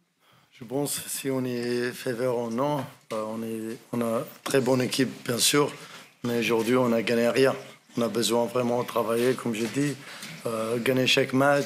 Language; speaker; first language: French; non-native, learner; Arabic